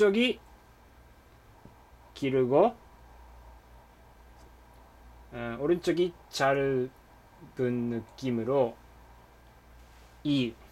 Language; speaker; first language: Korean; non-native, fluent; Japanese